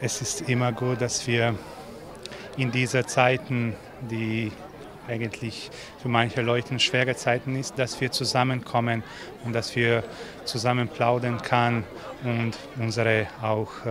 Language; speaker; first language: German; non-native, fluent; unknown